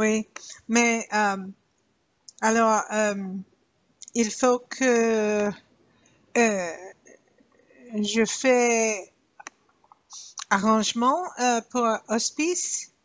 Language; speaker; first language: French; non-native, learner; English